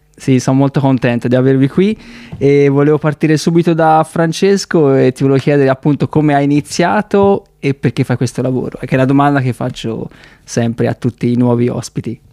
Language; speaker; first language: Italian; native; Italian